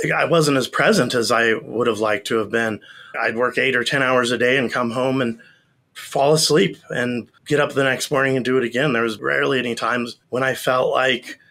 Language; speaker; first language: English; native; English